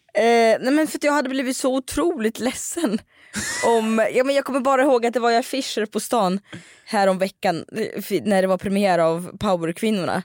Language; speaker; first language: Swedish; native; Swedish